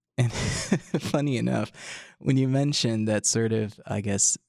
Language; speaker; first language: English; non-native, fluent; Arabic